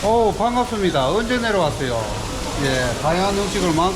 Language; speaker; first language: Korean; native; Korean